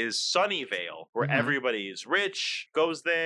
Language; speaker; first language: English; native; English